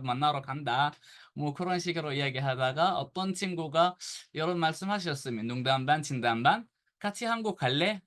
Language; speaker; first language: Korean; non-native, fluent; Arabic